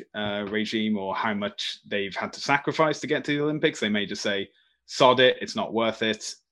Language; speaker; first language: English; native; English